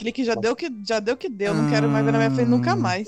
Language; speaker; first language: Portuguese; native; Portuguese